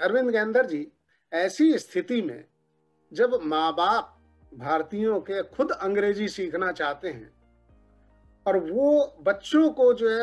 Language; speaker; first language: Hindi; native; Hindi